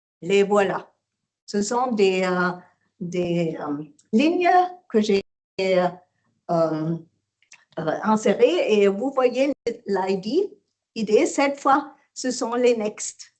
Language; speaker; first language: French; non-native, learner; German